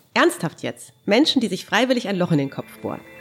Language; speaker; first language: German; native; German